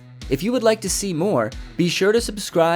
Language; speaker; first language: English; native; English